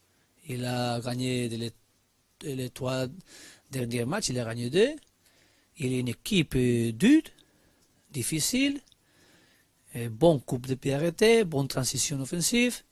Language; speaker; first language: French; non-native, learner; Spanish